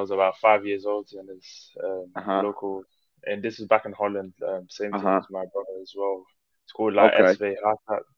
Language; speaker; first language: English; native; English